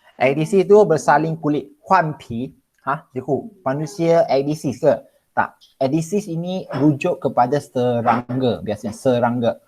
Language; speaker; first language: Malay; non-native, local second language; Chinese